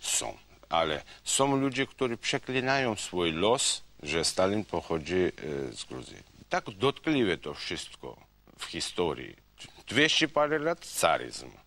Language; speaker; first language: Polish; non-native, fluent; Georgian